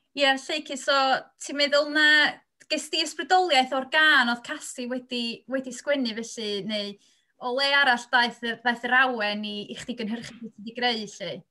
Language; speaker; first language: Welsh; native; Welsh